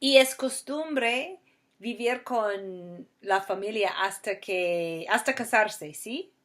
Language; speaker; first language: Spanish; non-native, fluent; English